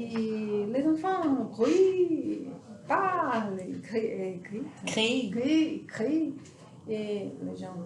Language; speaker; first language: French; non-native, learner; Portuguese